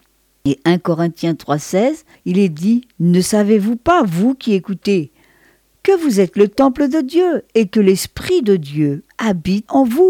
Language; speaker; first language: French; native; French